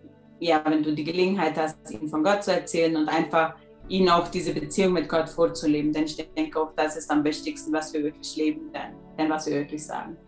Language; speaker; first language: German; early bilingual, heritage; German